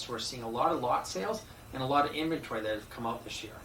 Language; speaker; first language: English; native; English